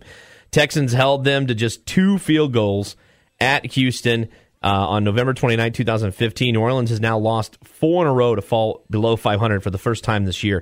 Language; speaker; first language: English; native; English